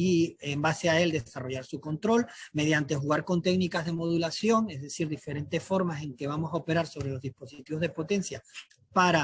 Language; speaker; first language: Spanish; native; Spanish